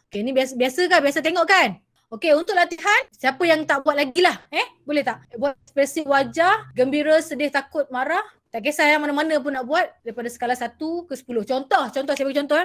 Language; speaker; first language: Malay; native; Malay